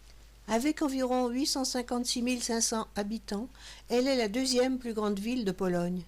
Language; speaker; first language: French; native; French